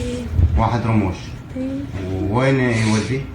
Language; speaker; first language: Arabic; native; Arabic